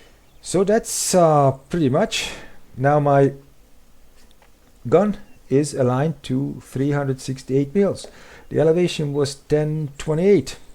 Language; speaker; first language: English; non-native, fluent; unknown